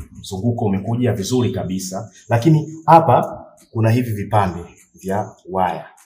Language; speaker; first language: Swahili; native; Swahili